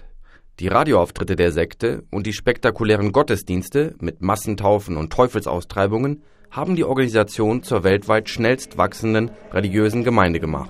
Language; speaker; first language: German; native; German